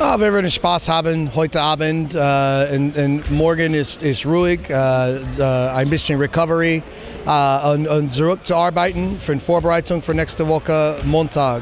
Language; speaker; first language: German; non-native, learner; English